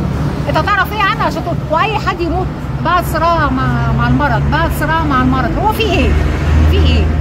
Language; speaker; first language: Arabic; native; Arabic